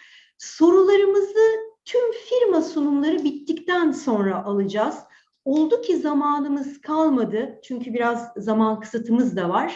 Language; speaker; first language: Turkish; native; Turkish